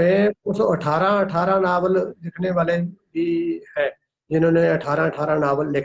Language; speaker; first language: Hindi; non-native, local second language; Punjabi